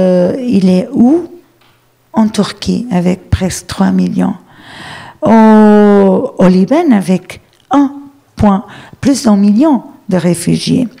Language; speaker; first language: French; non-native, fluent; Portuguese